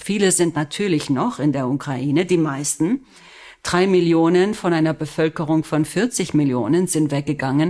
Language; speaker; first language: German; non-native, fluent; Spanish